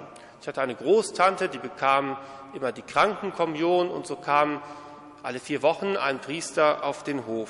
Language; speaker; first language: German; native; German